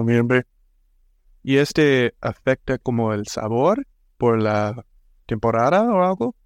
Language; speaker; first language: Spanish; non-native, fluent; English